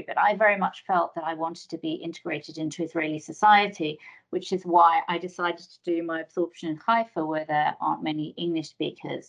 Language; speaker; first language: English; native; English